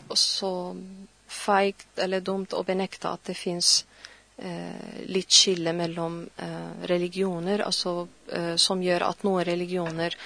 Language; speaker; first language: Norwegian; non-native, fluent; Arabic